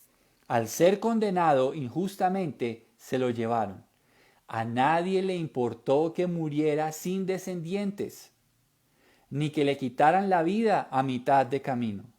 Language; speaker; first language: Spanish; native; Spanish